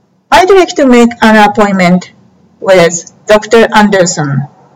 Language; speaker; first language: English; non-native, fluent; Japanese